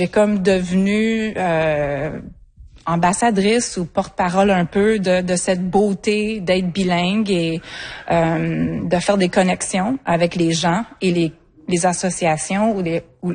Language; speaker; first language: French; native; French